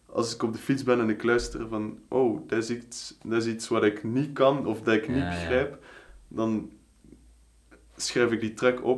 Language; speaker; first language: Dutch; native; Dutch